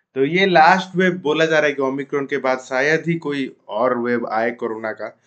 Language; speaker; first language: Hindi; non-native, local second language; Odia